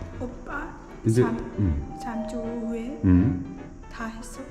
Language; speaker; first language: Korean; non-native, learner; Vietnamese